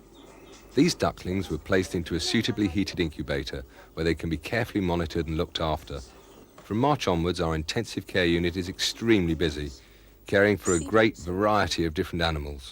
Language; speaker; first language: English; native; English